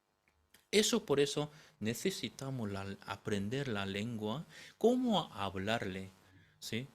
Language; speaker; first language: Spanish; non-native, fluent; Korean